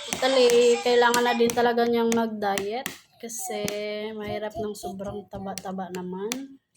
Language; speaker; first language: Filipino; non-native, local second language; Cebuano